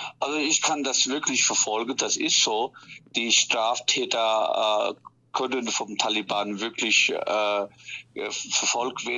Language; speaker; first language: German; non-native, fluent; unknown